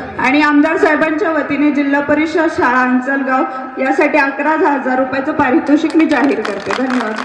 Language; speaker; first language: Marathi; native; Marathi